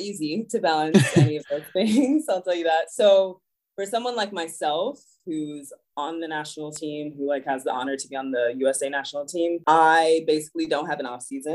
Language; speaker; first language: English; native; English